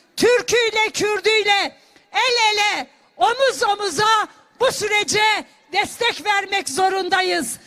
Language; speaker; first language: Turkish; non-native, local second language; Kurdish